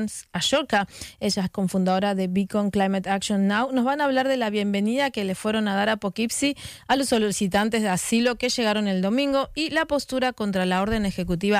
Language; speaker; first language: Spanish; native; Spanish